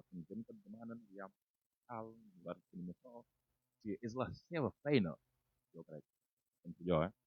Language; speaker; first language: Catalan; non-native, fluent; Wolof